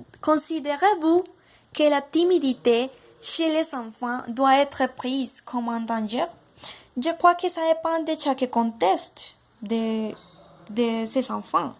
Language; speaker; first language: French; non-native, learner; Spanish